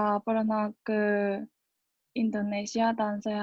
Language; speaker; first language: Indonesian; non-native, learner; Korean